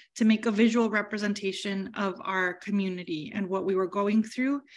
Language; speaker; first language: English; early bilingual, other home language; Spanish